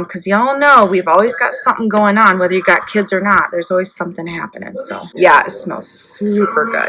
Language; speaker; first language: English; native; English